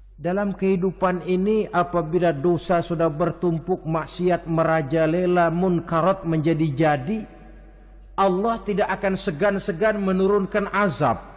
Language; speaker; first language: Indonesian; native; Indonesian